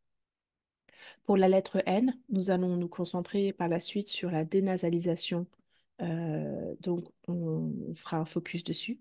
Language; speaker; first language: French; native; French